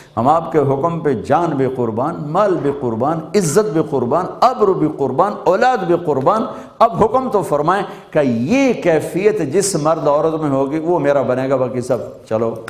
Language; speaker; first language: Urdu; non-native, local second language; Punjabi